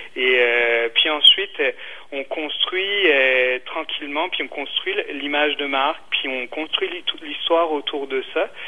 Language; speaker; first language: French; native; French